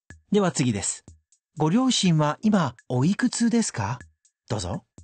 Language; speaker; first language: Japanese; non-native, fluent; English